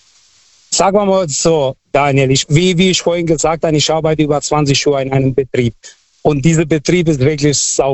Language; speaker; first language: German; non-native, fluent; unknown